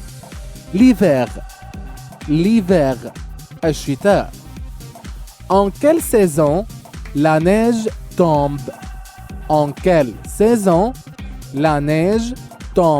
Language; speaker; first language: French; non-native, fluent; Arabic